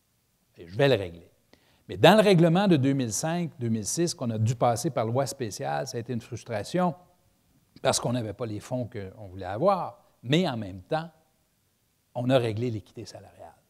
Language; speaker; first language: French; native; French